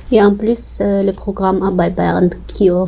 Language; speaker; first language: French; non-native, fluent; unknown